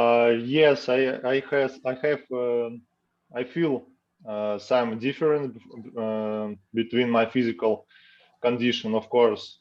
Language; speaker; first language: English; non-native, learner; Russian